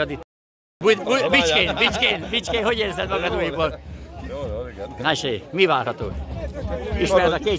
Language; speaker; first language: Hungarian; native; Hungarian